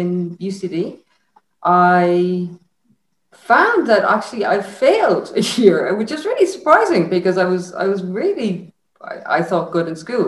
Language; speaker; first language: English; native; English